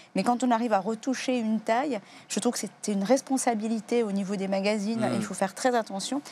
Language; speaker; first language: French; native; French